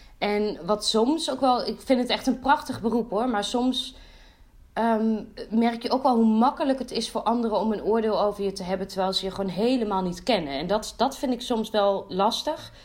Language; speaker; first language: Dutch; native; Dutch